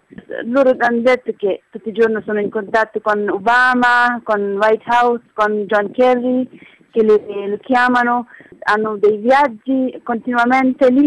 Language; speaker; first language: Italian; non-native, fluent; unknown